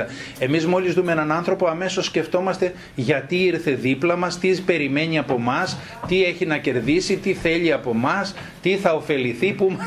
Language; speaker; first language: Greek; native; Greek